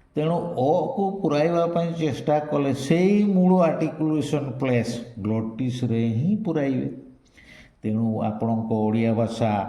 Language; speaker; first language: Odia; non-native, local second language; Santali